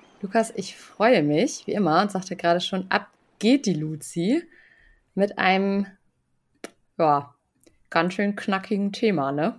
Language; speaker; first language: German; native; German